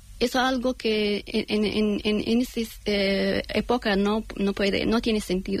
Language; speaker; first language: Spanish; non-native, learner; Persian